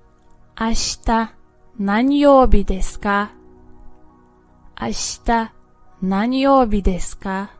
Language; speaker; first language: Japanese; non-native, fluent; English